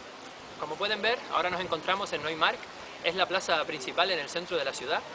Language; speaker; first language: Spanish; native; Spanish